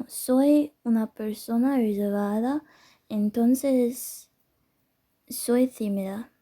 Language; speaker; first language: Spanish; non-native, learner; English